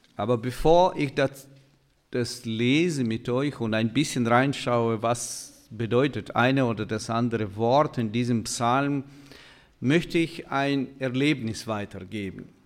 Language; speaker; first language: German; non-native, fluent; Russian